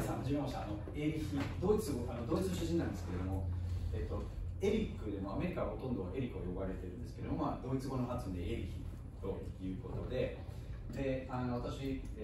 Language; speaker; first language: Japanese; non-native, fluent; German